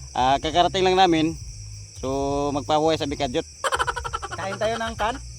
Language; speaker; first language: Filipino; non-native, local second language; Cebuano